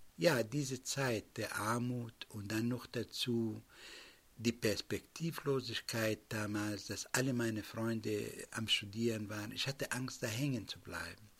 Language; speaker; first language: German; non-native, fluent; Arabic